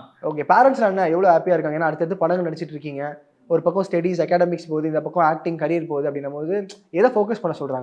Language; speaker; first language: Tamil; native; Tamil